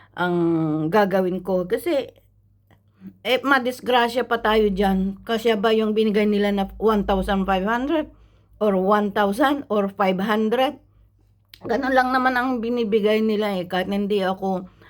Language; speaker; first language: Filipino; non-native, local second language; Iloko